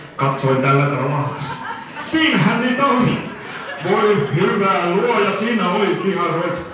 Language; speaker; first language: Finnish; native; Finnish